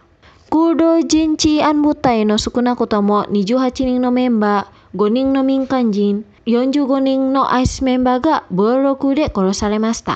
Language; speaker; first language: Japanese; non-native, fluent; Indonesian